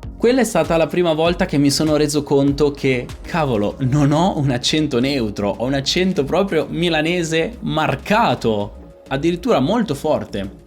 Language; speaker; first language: Italian; native; Italian